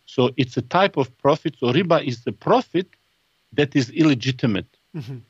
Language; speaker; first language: English; non-native, fluent; Bosnian